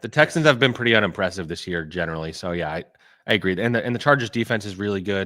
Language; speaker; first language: English; native; English